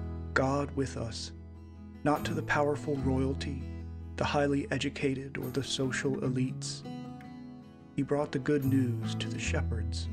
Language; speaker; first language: English; native; English